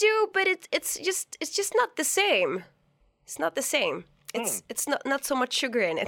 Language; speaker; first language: English; non-native, fluent; Swedish